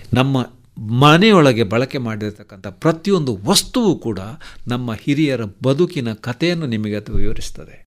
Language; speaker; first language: Kannada; non-native, local second language; Tulu